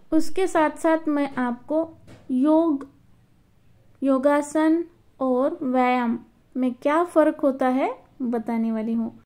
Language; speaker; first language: Hindi; non-native, local second language; Marathi